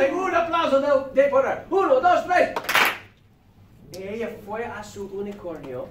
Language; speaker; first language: Spanish; non-native, learner; English